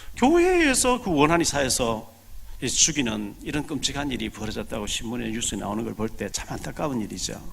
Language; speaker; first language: Korean; native; Korean